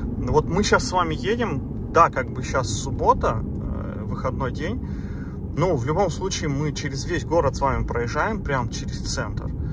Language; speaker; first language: Russian; native; Russian